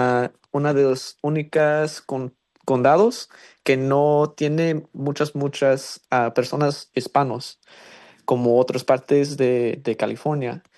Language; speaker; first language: Spanish; non-native, learner; English